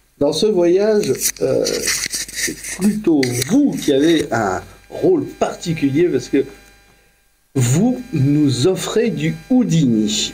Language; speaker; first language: French; native; French